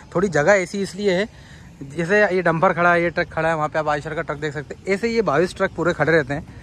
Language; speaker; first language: Hindi; native; Hindi